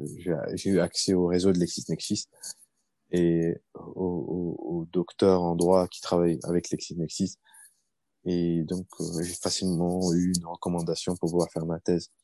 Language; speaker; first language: French; early bilingual, other home language; Arabic